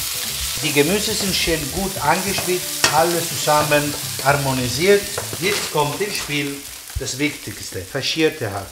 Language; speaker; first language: German; non-native, fluent; Italian